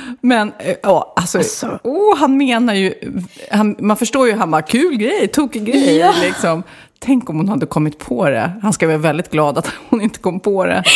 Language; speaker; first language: Swedish; native; Swedish